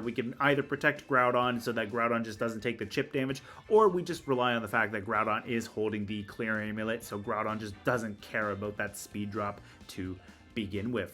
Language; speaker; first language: English; native; English